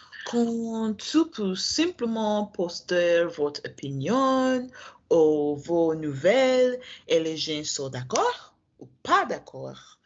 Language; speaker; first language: French; non-native, learner; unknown